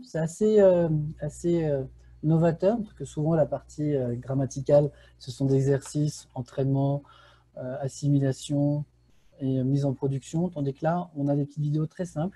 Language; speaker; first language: French; native; French